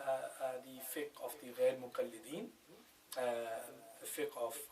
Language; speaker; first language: English; native; English